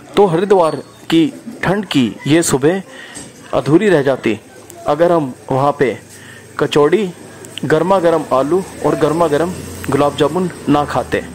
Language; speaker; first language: Hindi; native; Hindi